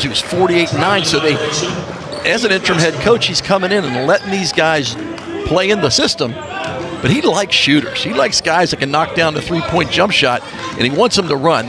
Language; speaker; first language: English; native; English